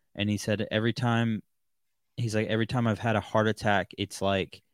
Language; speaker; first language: English; native; English